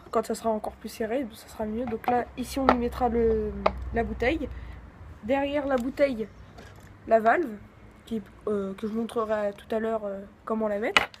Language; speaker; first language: French; native; French